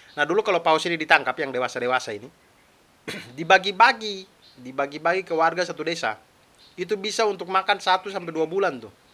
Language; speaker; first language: Indonesian; non-native, local second language; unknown